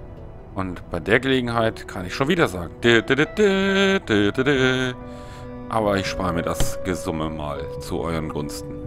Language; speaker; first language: German; native; German